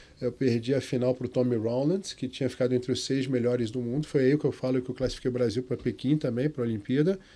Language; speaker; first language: Portuguese; non-native, fluent; Arabic